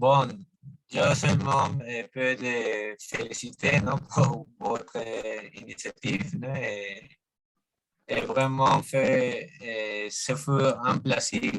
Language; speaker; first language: French; non-native, learner; Spanish